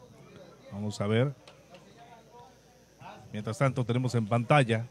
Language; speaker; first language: Spanish; native; Spanish